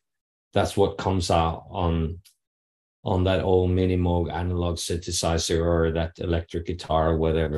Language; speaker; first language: English; non-native, fluent; Norwegian